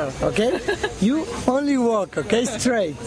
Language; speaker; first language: English; non-native, learner; Spanish